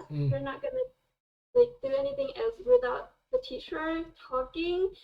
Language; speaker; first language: English; non-native, fluent; Thai